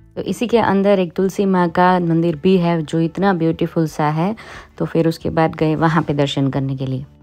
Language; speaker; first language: Hindi; non-native, local second language; Gujarati